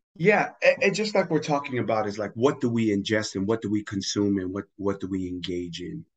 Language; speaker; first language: English; non-native, fluent; Tongan